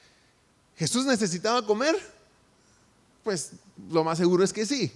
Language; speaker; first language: Spanish; native; Spanish